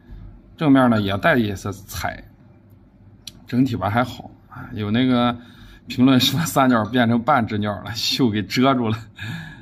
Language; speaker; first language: Chinese; native; Chinese